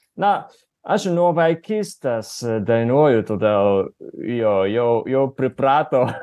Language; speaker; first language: Lithuanian; non-native, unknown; Japanese